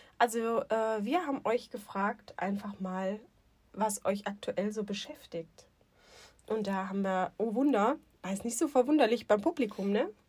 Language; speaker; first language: German; native; German